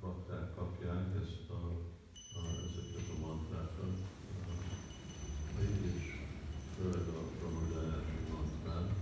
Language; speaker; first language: Hungarian; early bilingual, heritage; Hungarian